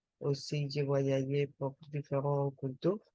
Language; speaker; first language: French; non-native, learner; Spanish